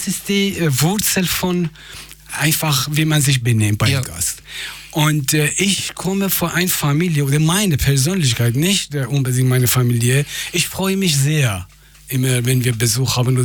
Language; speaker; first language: German; non-native, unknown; Persian